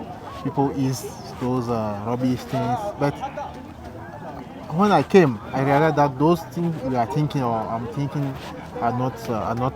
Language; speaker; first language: English; non-native, fluent; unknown